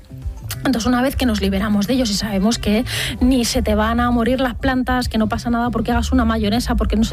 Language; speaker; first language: Spanish; native; Spanish